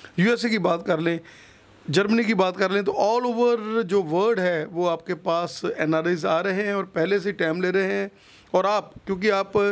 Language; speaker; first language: Hindi; non-native, local second language; Punjabi